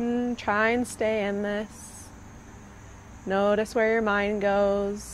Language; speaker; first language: English; native; English